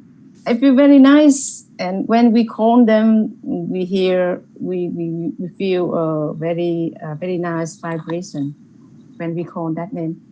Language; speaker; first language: English; non-native, learner; Vietnamese